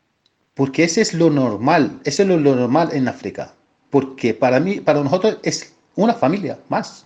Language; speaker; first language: Spanish; non-native, fluent; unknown